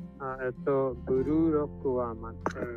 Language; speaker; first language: Japanese; non-native, learner; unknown